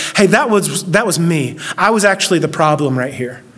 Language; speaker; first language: English; native; English